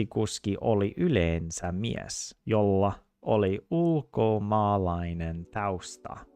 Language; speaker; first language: Finnish; non-native, learner; English